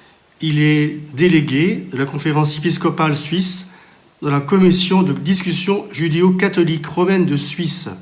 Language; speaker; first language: French; native; French